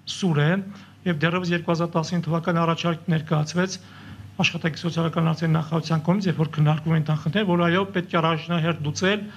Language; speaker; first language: Armenian; native; Armenian